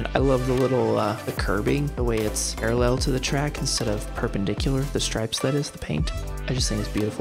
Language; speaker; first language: English; native; English